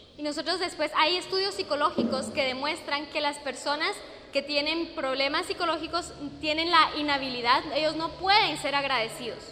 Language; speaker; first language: Spanish; non-native, fluent; English